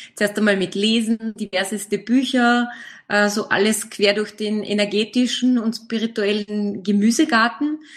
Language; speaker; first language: German; native; German